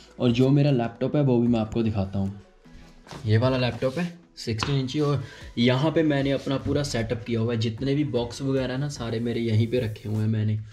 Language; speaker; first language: Hindi; native; Hindi